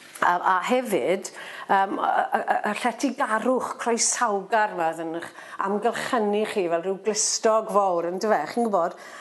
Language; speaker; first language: Welsh; non-native, local second language; English